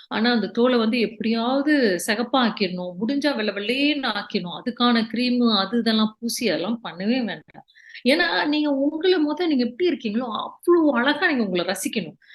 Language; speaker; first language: Tamil; early bilingual, heritage; Tamil